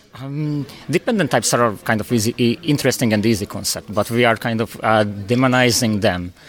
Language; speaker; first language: English; non-native, fluent; Hungarian